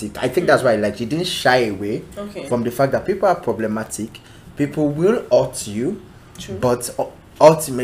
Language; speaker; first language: English; non-native, local second language; Yoruba